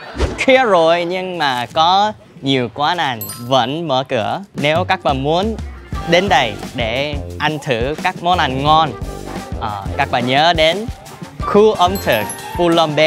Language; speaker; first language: Vietnamese; early bilingual, other home language; Korean